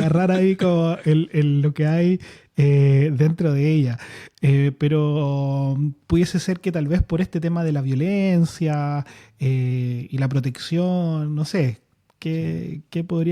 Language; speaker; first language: Spanish; native; Spanish